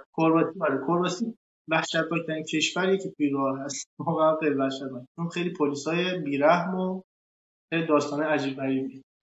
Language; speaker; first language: Persian; native; Persian